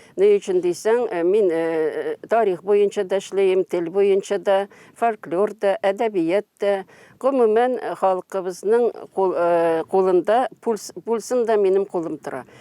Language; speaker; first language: Tatar; native; Tatar